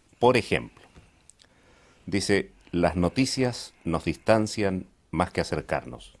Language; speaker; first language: Spanish; native; Spanish